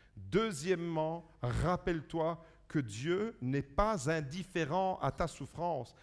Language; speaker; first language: French; early bilingual, other home language; Italian